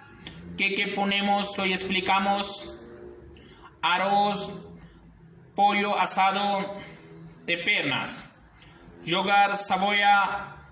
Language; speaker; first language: Spanish; non-native, learner; Urdu